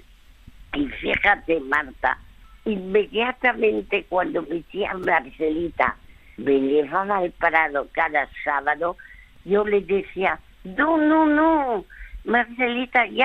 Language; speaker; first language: Spanish; early bilingual, other home language; French